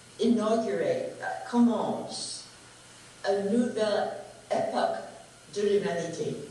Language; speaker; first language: French; non-native, learner; English